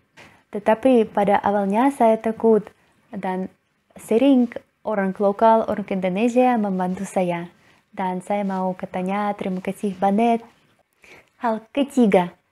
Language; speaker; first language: Indonesian; non-native, learner; Russian